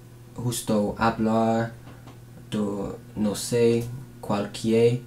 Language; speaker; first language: Spanish; non-native, learner; English